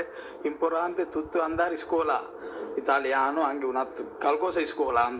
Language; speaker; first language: Italian; non-native, learner; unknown